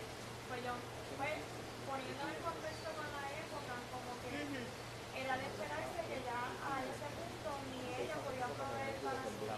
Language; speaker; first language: Spanish; native; Spanish